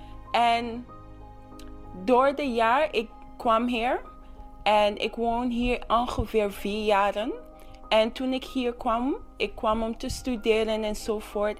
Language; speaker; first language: Dutch; non-native, local second language; English